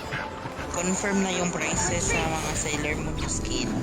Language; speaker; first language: Filipino; native; Filipino